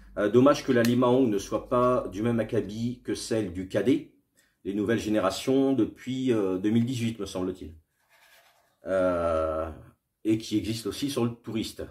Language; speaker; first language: French; native; French